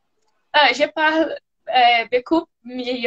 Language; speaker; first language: French; non-native, learner; Portuguese